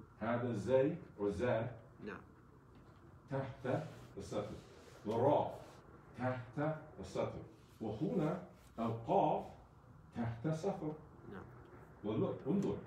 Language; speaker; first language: Arabic; non-native, fluent; English